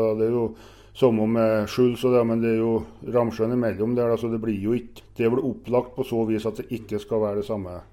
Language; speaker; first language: Norwegian; native; Norwegian